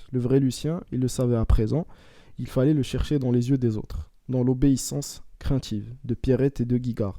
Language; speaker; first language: French; non-native, local second language; Arabic